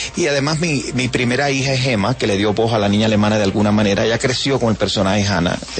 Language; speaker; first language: Spanish; native; Spanish